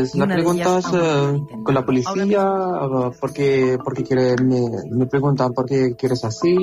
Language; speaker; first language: Spanish; non-native, learner; Arabic